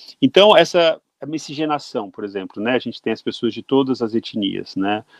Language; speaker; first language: Portuguese; native; Portuguese